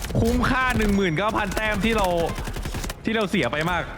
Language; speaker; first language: Thai; native; Thai